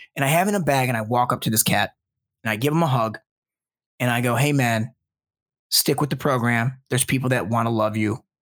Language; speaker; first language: English; native; English